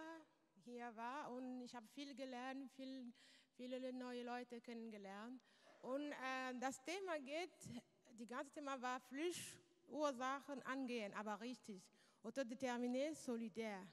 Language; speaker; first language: German; non-native, learner; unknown